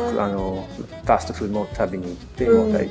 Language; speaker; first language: Japanese; non-native, learner; English